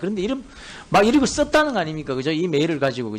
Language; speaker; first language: Korean; native; Korean